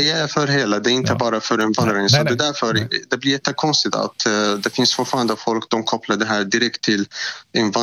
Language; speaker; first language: Swedish; non-native, fluent; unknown